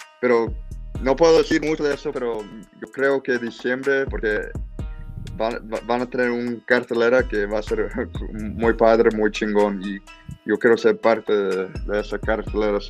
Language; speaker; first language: Spanish; early bilingual, heritage; English